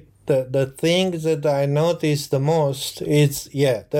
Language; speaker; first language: English; non-native, learner; Italian